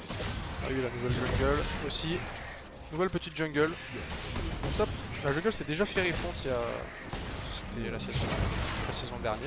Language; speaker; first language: French; native; French